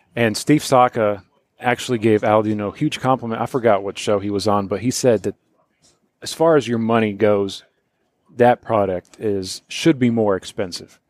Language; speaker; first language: English; early bilingual, other home language; Polish